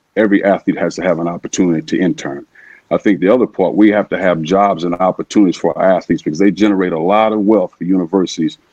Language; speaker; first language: English; native; English